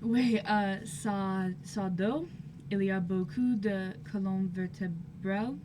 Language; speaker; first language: French; non-native, learner; English